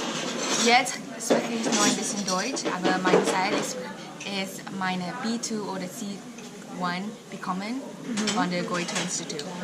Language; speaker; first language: German; non-native, learner; English